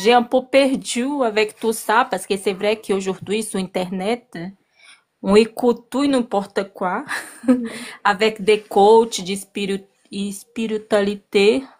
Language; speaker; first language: French; non-native, learner; Portuguese